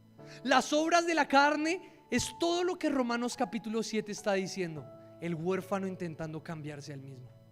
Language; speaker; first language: Spanish; native; Spanish